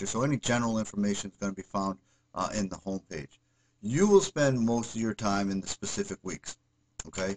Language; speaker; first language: English; native; English